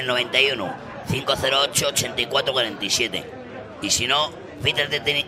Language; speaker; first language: Spanish; native; Spanish